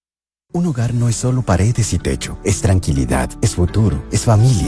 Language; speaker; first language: Spanish; native; Spanish